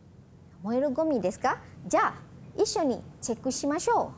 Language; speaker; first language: Japanese; non-native, fluent; Malay